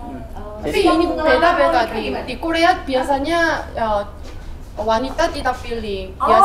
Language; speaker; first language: Indonesian; non-native, learner; Korean